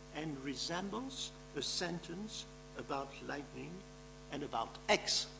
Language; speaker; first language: English; non-native, fluent; French